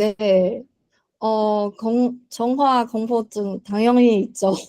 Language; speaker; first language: Korean; non-native, learner; Chinese